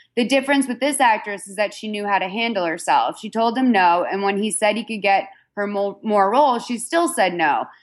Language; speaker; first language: English; native; English